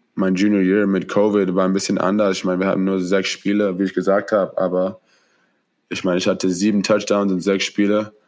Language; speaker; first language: German; non-native, fluent; English